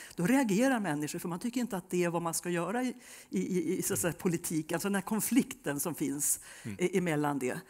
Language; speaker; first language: Swedish; native; Swedish